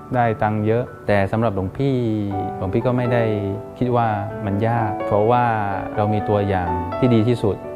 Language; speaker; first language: Thai; non-native, fluent; Malay